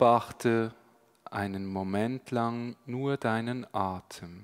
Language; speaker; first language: German; native; German